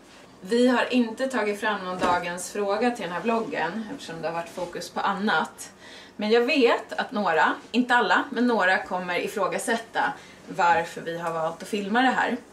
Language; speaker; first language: Swedish; native; Swedish